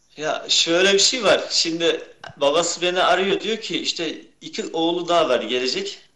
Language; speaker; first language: Turkish; early bilingual, heritage; Turkish